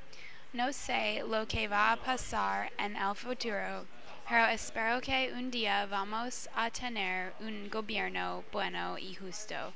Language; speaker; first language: Spanish; non-native, learner; English